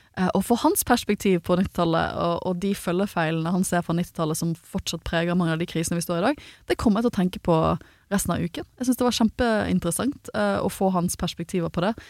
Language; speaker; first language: Norwegian; native; Norwegian